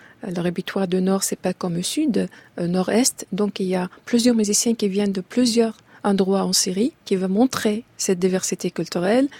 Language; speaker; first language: French; non-native, fluent; Arabic